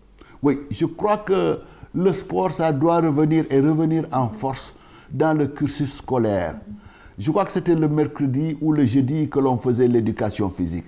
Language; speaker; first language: French; non-native, local second language; Wolof